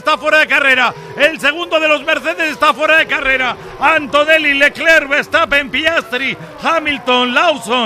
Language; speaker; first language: Spanish; native; Spanish